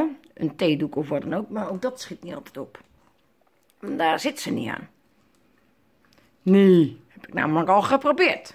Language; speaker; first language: Dutch; native; Dutch